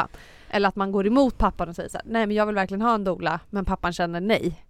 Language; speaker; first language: Swedish; native; Swedish